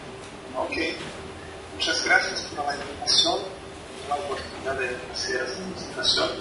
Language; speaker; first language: Spanish; non-native, fluent; Portuguese